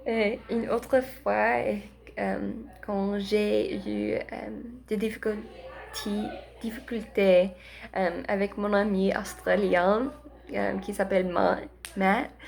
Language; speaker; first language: French; non-native, learner; Spanish